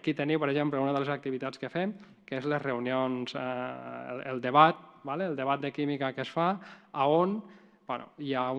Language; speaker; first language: Catalan; native; Catalan